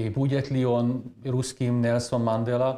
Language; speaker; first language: Russian; non-native, fluent; Hungarian